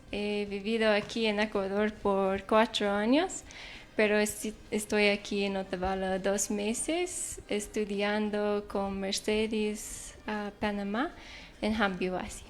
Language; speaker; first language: Spanish; non-native, fluent; English